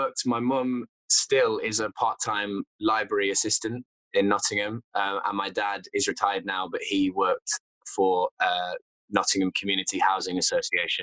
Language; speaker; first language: English; native; English